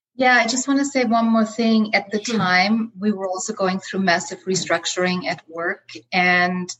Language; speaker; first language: English; non-native, fluent; German